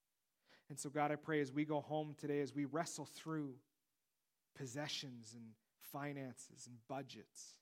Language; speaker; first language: English; native; English